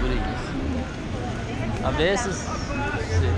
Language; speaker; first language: Spanish; non-native, learner; Swedish